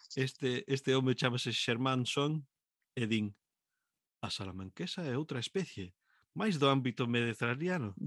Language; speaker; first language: Galician; non-native, local second language; Spanish